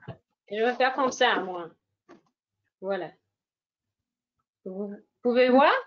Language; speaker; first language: French; non-native, fluent; English